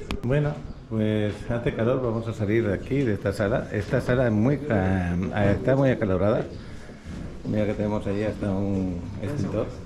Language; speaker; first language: Spanish; native; Spanish